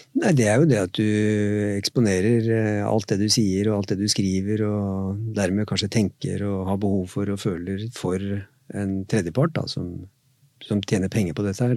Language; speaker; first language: Norwegian; native; Norwegian